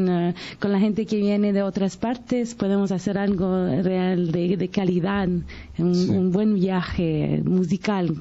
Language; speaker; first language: Spanish; early bilingual, heritage; Spanish